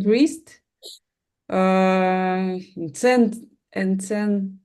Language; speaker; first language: English; non-native, learner; Russian